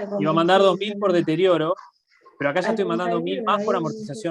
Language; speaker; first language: Spanish; native; Spanish